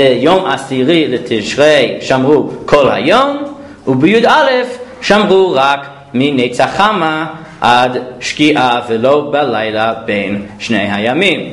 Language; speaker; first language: Hebrew; non-native, fluent; English